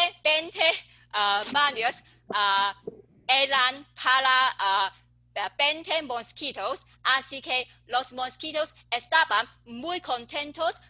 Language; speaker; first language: Spanish; non-native, learner; English